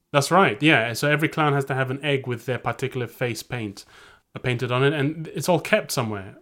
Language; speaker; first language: English; native; English